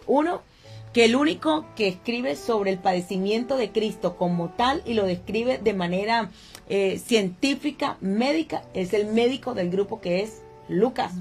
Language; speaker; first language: Spanish; native; Spanish